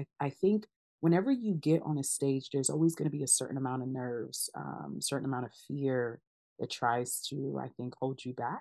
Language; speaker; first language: English; early bilingual, other home language; Akan